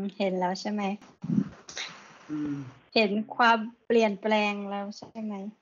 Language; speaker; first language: Thai; native; Thai